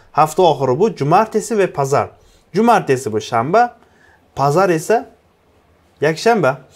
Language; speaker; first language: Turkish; non-native, fluent; Uzbek